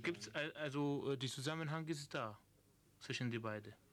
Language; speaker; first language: German; non-native, learner; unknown